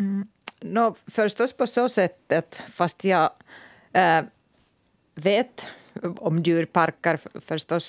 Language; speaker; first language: Swedish; non-native, local second language; Finnish